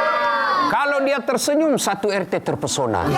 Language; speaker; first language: Indonesian; native; Indonesian